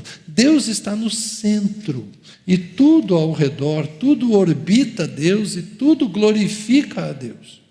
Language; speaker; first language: Portuguese; native; Portuguese